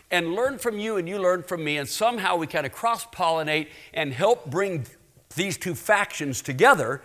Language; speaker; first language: English; native; English